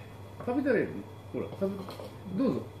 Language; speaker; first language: French; non-native, learner; Japanese